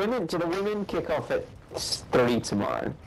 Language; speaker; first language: English; native; English